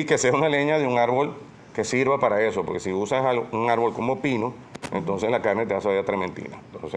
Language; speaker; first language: Spanish; native; Spanish